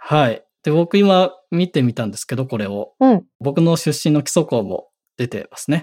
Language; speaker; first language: Japanese; native; Japanese